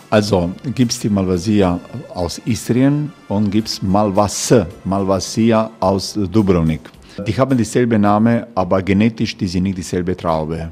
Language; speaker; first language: German; non-native, fluent; Croatian